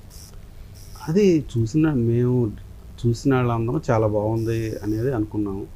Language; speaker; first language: Telugu; native; Telugu